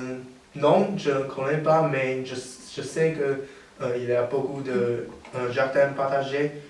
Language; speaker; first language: French; non-native, learner; Chinese